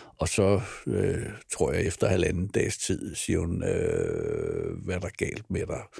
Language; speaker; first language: Danish; native; Danish